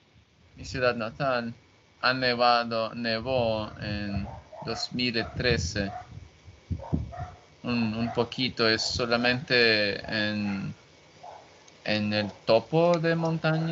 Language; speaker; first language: Spanish; non-native, learner; Portuguese